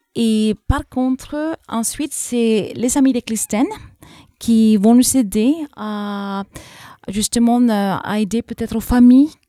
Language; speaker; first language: French; non-native, fluent; English